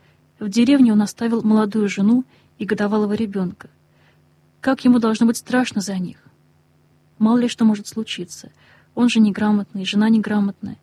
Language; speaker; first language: Russian; native; Russian